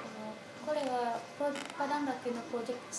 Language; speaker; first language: Japanese; non-native, learner; Indonesian